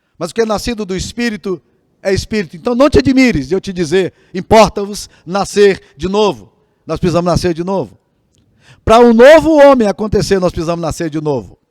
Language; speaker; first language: Portuguese; native; Portuguese